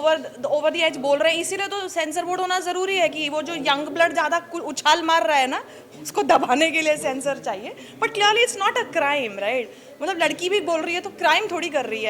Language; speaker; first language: Hindi; native; Hindi